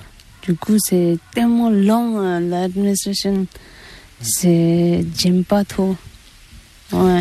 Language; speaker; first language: French; non-native, learner; Tibetan